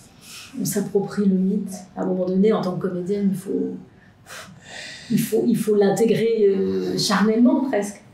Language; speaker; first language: French; native; French